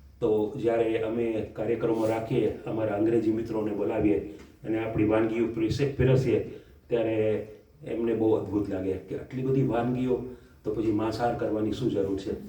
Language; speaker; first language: Gujarati; early bilingual, heritage; Gujarati